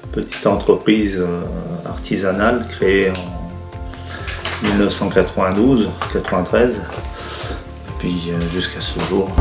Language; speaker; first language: French; native; French